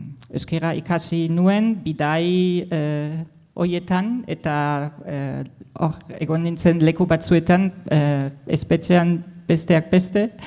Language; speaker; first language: Basque; non-native, fluent; German